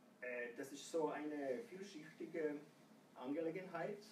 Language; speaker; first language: German; non-native, fluent; Croatian